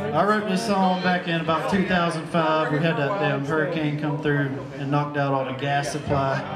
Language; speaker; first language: English; native; English